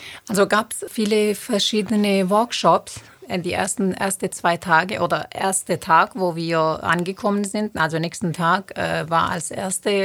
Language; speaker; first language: German; non-native, fluent; Turoyo